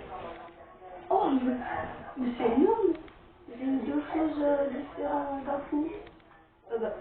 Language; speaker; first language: French; native; French